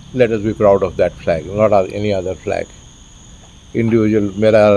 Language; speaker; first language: Hindi; native; Hindi